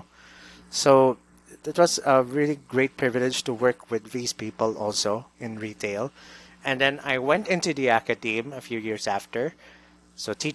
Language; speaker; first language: English; non-native, local second language; Cebuano